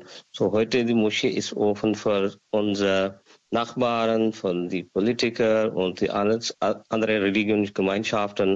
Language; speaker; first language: German; non-native, learner; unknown